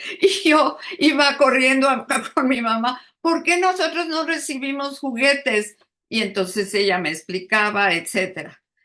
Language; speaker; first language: Spanish; native; Spanish